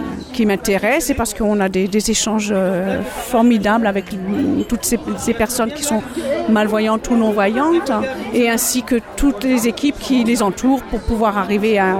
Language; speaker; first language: French; native; French